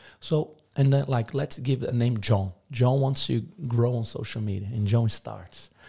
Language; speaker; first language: English; non-native, fluent; Portuguese